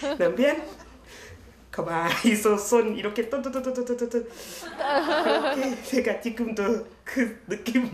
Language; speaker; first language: Korean; non-native, learner; Thai